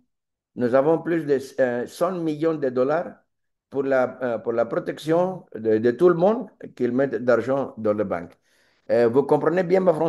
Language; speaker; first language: French; non-native, learner; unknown